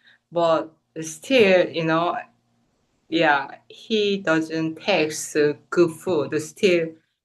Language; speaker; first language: English; non-native, fluent; Korean